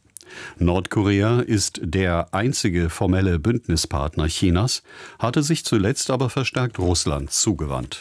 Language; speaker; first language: German; native; German